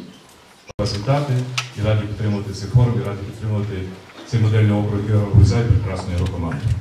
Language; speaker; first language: Ukrainian; native; Ukrainian